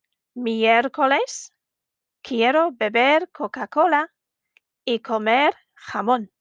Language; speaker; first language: Spanish; non-native, fluent; English